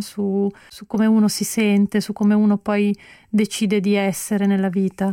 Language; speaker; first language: Italian; native; Italian